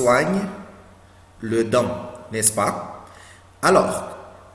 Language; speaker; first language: French; non-native, fluent; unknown